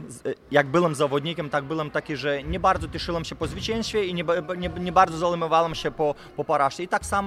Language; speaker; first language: Polish; non-native, fluent; Lithuanian